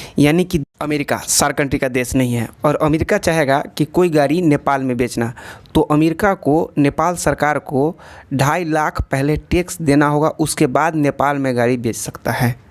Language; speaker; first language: Hindi; native; Hindi